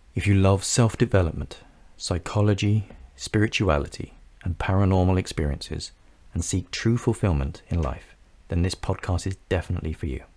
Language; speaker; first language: English; native; English